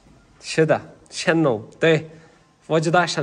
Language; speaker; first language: Chinese; non-native, learner; Turkish